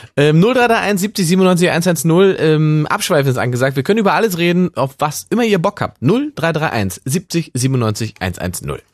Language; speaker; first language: German; native; German